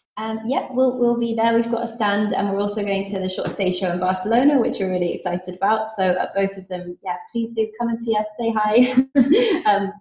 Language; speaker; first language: English; native; English